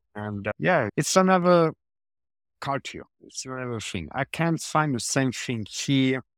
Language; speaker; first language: English; non-native, learner; French